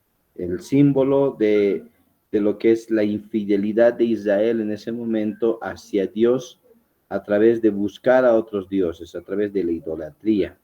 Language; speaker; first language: Spanish; native; Spanish